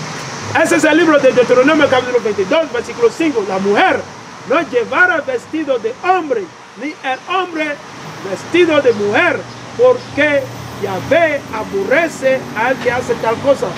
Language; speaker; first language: Spanish; non-native, learner; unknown